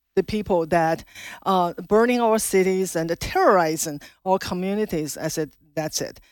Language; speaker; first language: English; non-native, fluent; Chinese